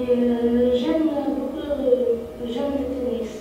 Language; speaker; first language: French; non-native, learner; Italian